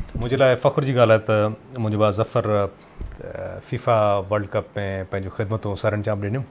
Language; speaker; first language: Sindhi; non-native, local second language; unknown